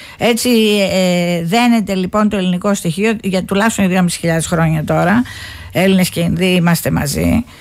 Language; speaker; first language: Greek; native; Greek